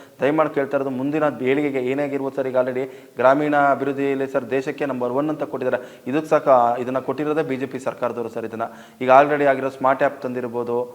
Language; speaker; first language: Kannada; native; Kannada